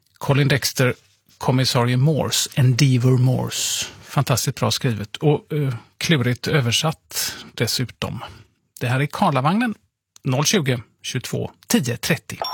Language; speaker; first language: Swedish; native; Swedish